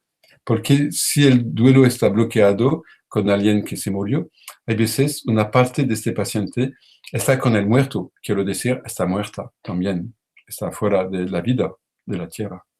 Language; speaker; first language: Spanish; non-native, learner; French